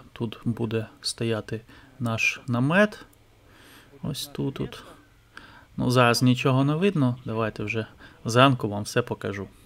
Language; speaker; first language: Ukrainian; non-native, local second language; Russian